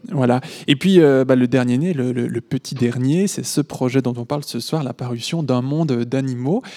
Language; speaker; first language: French; native; French